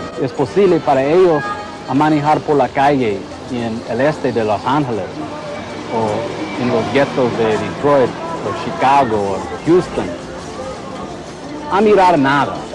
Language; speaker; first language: Spanish; non-native, fluent; English